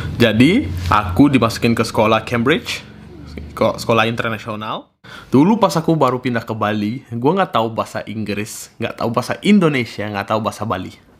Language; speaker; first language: Indonesian; early bilingual, other home language; Russian